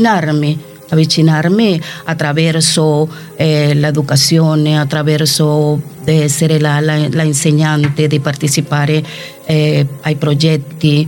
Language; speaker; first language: Italian; non-native, fluent; Spanish